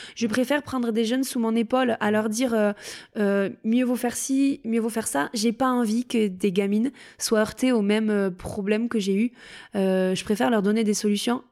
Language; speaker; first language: French; native; French